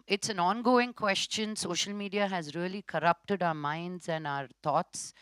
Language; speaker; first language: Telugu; native; Telugu